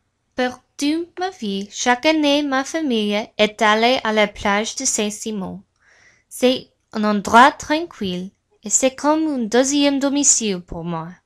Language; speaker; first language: French; non-native, learner; English